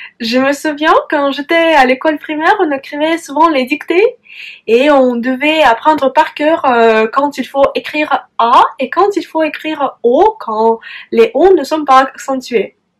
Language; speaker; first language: French; non-native, fluent; Russian